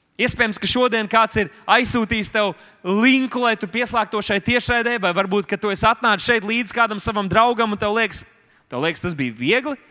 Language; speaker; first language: Latvian; native; Latvian